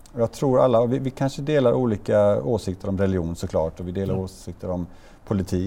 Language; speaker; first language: Swedish; native; Swedish